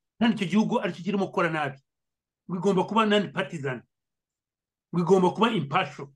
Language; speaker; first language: Kinyarwanda; native; Kinyarwanda